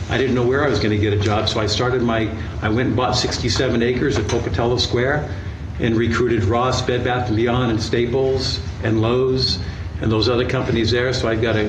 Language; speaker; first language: English; native; English